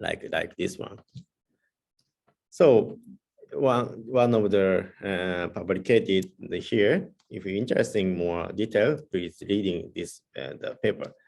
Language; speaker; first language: English; non-native, learner; Japanese